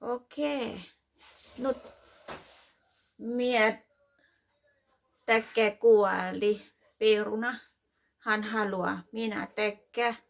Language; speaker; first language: Finnish; non-native, learner; Thai